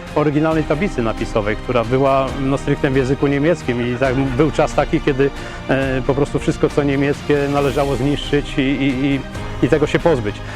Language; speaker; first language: Polish; native; Polish